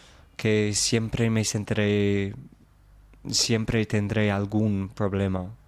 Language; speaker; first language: Spanish; non-native, fluent; English